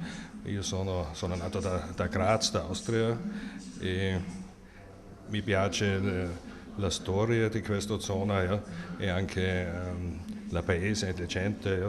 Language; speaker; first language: Italian; non-native, learner; German